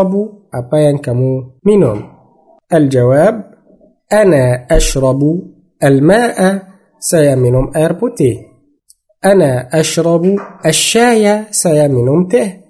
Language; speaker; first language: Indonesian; non-native, fluent; Arabic